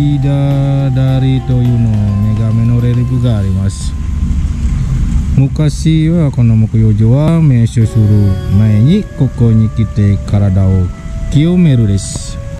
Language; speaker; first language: Japanese; non-native, fluent; Indonesian